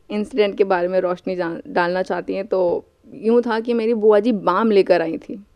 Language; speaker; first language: Hindi; native; Hindi